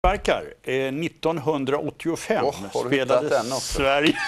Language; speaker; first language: Swedish; native; Swedish